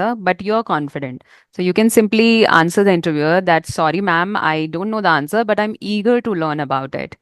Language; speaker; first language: English; non-native, fluent; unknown